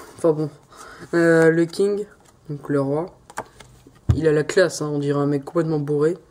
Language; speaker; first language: French; native; French